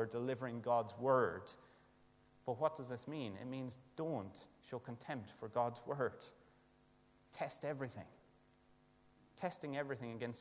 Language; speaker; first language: English; native; English